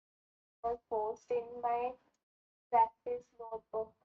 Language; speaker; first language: English; non-native, learner; Hindi